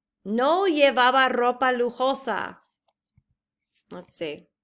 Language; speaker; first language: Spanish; non-native, fluent; English